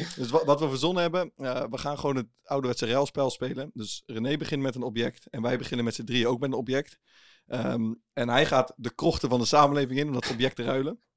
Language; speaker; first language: Dutch; native; Dutch